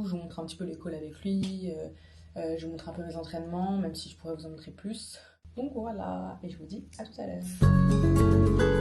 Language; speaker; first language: French; native; French